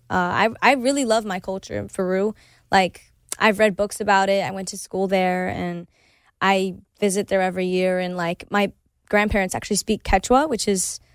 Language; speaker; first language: English; early bilingual, other home language; Spanish